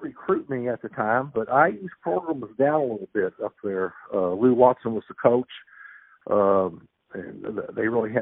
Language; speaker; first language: English; native; English